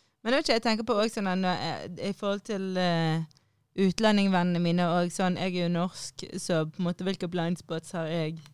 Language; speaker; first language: Norwegian; early bilingual, other home language; Somali